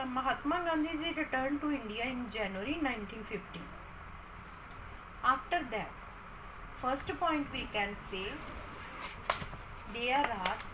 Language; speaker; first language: English; non-native, local second language; Hindi